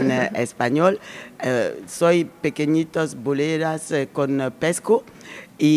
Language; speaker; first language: Spanish; non-native, learner; French